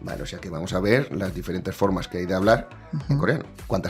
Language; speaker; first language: Spanish; native; Spanish